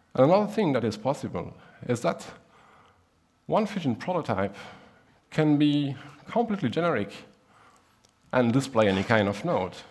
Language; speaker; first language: English; non-native, fluent; German